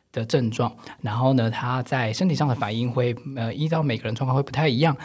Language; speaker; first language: Chinese; native; Chinese